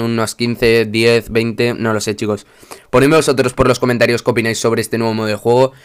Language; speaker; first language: Spanish; native; Spanish